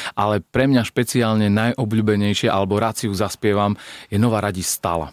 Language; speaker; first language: Slovak; non-native, local second language; Rusyn